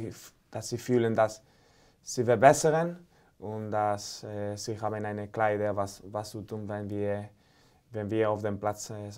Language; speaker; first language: German; non-native, fluent; Spanish